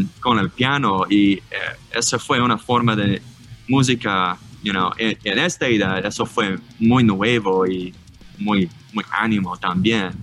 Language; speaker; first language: Spanish; non-native, learner; English